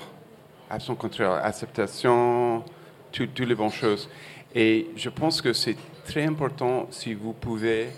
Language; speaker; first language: French; non-native, fluent; English